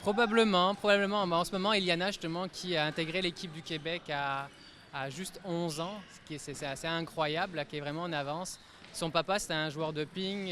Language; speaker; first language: French; native; French